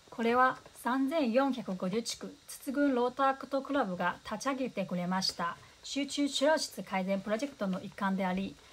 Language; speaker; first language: Japanese; non-native, fluent; Chinese